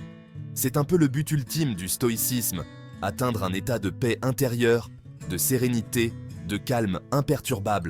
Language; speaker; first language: French; native; French